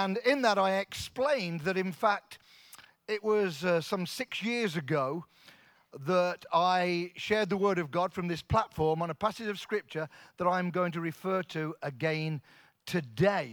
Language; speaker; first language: English; native; English